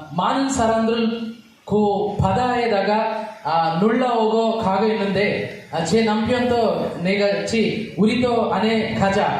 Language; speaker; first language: Korean; non-native, learner; Telugu